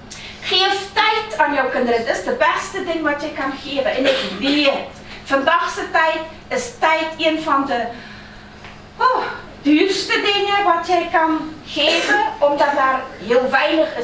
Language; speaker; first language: Dutch; non-native, fluent; Afrikaans